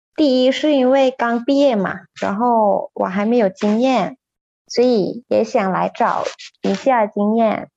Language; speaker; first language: Chinese; non-native, fluent; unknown